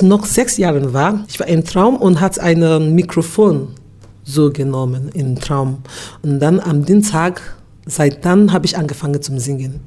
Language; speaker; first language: German; non-native, learner; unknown